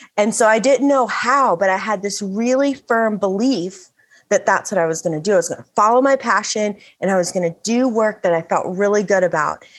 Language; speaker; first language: English; native; English